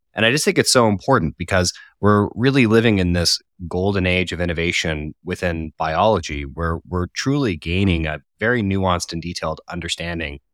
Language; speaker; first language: English; native; English